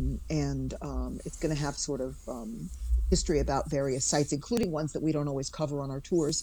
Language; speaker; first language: English; native; English